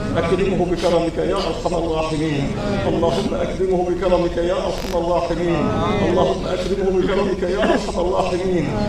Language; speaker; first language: Arabic; non-native, fluent; Indonesian